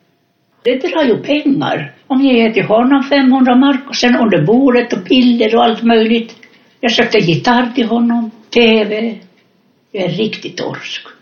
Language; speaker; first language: Swedish; non-native, fluent; Finnish